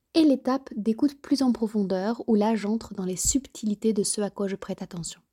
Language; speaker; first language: French; native; French